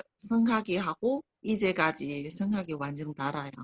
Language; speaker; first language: Korean; non-native, learner; Chinese